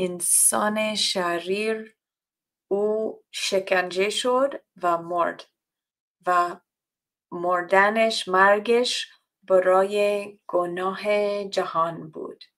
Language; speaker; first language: Persian; non-native, fluent; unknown